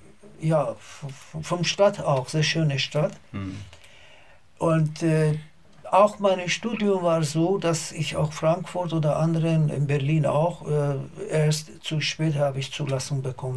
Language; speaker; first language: German; non-native, learner; Azerbaijani